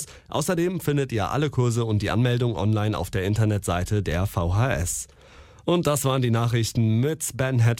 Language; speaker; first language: German; native; German